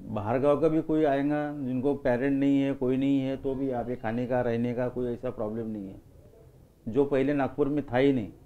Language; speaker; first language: Hindi; non-native, local second language; Marathi